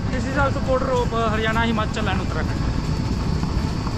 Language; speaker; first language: English; non-native, local second language; Hindi